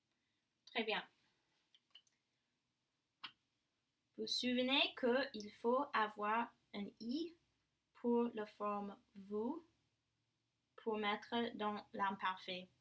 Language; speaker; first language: French; non-native, learner; English